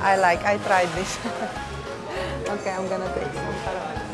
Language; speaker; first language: English; non-native, fluent; Greek